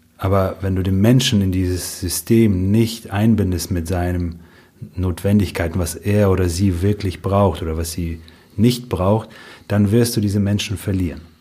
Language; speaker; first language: German; early bilingual, other home language; Russian